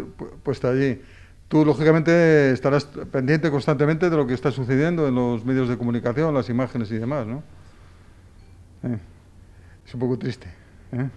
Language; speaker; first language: Spanish; native; Spanish